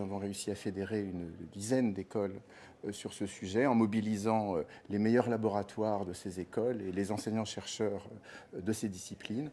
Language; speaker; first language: French; native; French